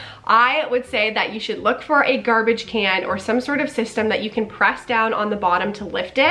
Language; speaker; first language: English; native; English